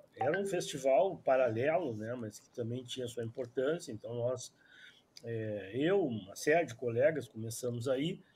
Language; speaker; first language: Portuguese; native; Portuguese